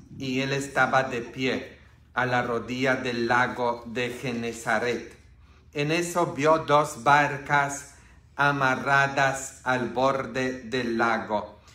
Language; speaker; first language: Spanish; non-native, fluent; Polish